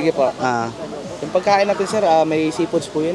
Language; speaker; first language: Filipino; native; Filipino